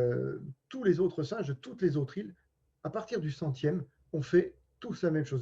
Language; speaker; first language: French; native; French